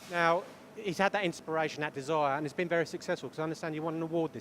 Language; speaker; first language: English; native; English